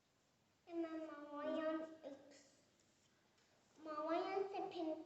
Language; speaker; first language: Estonian; early bilingual, heritage; Estonian